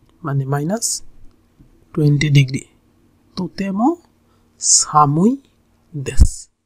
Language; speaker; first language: Japanese; non-native, fluent; Bangla